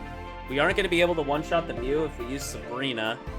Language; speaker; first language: English; native; English